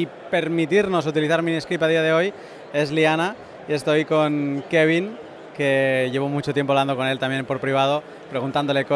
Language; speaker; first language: Spanish; native; Spanish